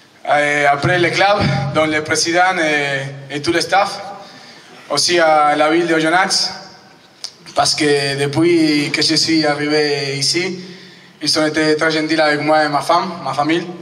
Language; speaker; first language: French; non-native, fluent; Spanish